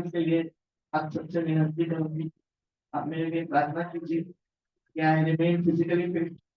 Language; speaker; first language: Hindi; non-native, local second language; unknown